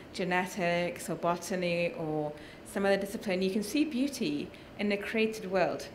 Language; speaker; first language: English; native; English